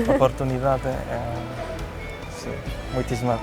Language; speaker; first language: Galician; non-native, fluent; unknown